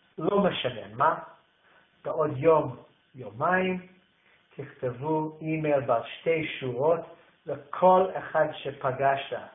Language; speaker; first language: Hebrew; non-native, fluent; English